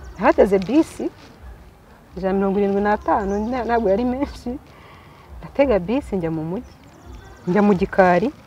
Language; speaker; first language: Kinyarwanda; early bilingual, other home language; Rundi